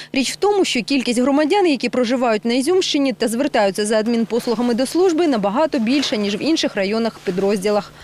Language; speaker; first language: Ukrainian; native; Ukrainian